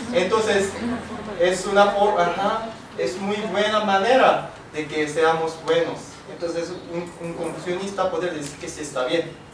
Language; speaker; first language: Spanish; non-native, fluent; Korean